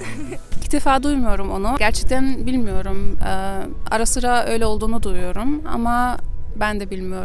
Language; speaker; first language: Turkish; early bilingual, heritage; German